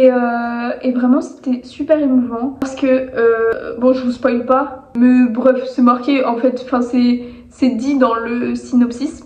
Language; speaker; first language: French; native; French